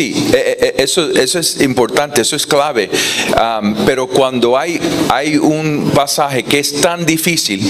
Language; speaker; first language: Spanish; non-native, fluent; English